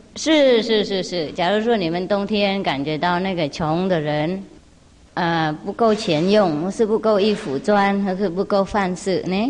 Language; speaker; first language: Chinese; non-native, fluent; Vietnamese